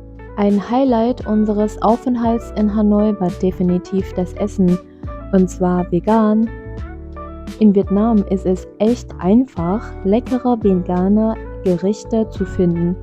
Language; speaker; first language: German; non-native, fluent; Vietnamese